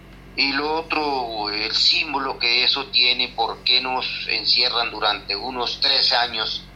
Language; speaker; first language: Spanish; non-native, local second language; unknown